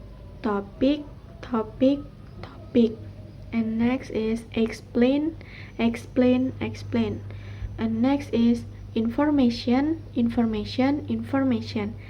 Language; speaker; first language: English; non-native, learner; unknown